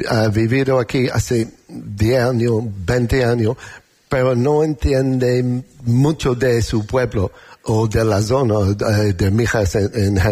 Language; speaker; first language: Spanish; non-native, learner; English